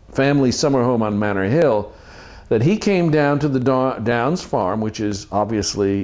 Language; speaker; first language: English; native; English